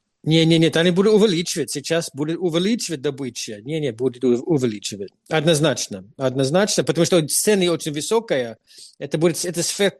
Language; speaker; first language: Russian; non-native, fluent; English